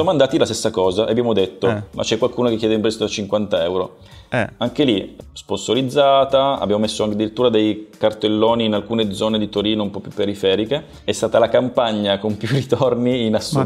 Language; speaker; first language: Italian; native; Italian